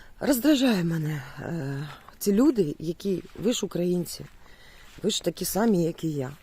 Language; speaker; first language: Ukrainian; native; Ukrainian